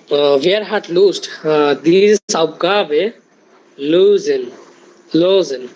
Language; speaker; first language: German; non-native, learner; Bangla